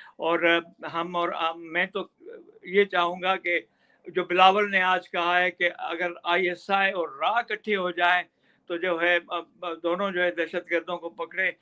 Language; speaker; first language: Urdu; non-native, local second language; Sindhi